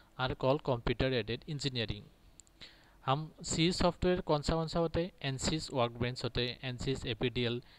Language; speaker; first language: Hindi; native; Hindi